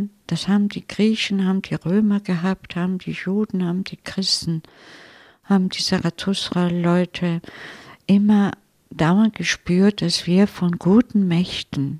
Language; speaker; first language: German; non-native, fluent; Italian